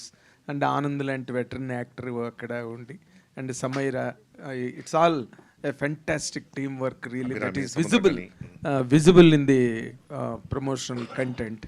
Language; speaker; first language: Telugu; native; Telugu